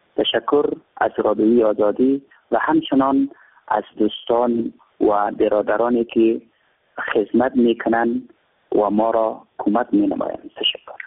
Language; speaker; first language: Persian; native; Persian